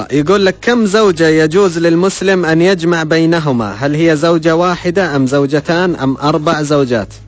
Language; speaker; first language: Arabic; native; Arabic